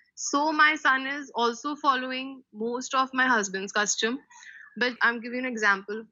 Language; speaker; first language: English; non-native, local second language; Hindi